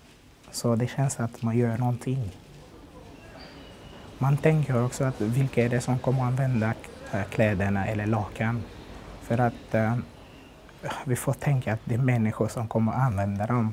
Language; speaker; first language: Swedish; non-native, fluent; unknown